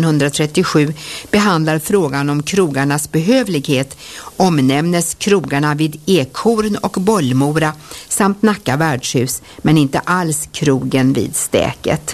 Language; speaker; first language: Swedish; native; Swedish